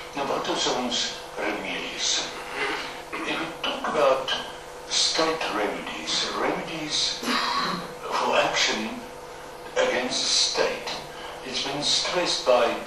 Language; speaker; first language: English; non-native, local second language; Afrikaans